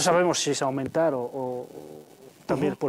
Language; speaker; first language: Spanish; native; Spanish